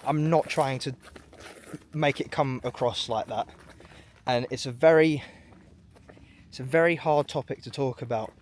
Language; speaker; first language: English; native; English